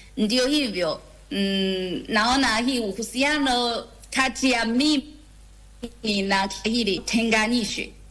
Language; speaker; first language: Swahili; non-native, fluent; Chinese